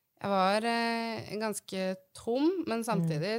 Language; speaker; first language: Norwegian; native; Norwegian